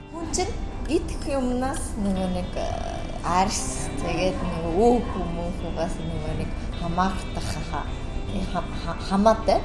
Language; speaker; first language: Mongolian; non-native, learner; Japanese